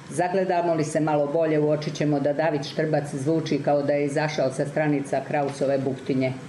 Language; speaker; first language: Serbian; native; Serbian